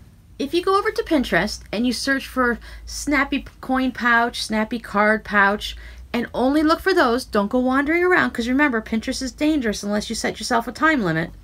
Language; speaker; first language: English; native; English